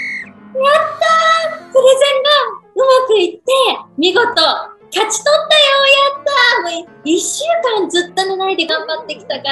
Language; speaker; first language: Japanese; native; Japanese